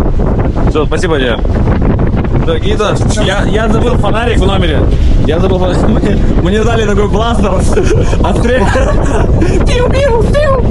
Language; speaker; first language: Russian; native; Russian